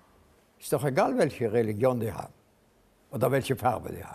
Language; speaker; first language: German; non-native, fluent; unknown